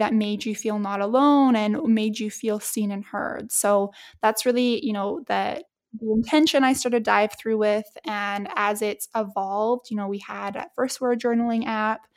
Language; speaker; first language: English; native; English